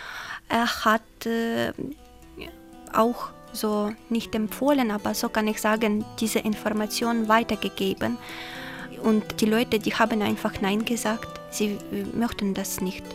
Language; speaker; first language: German; non-native, fluent; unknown